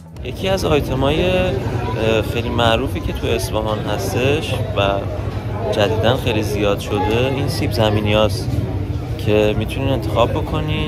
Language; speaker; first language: Persian; native; Persian